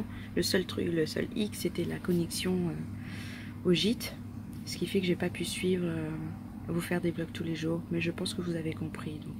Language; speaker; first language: French; native; French